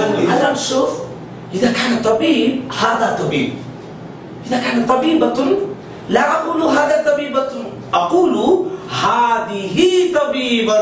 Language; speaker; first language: Arabic; non-native, fluent; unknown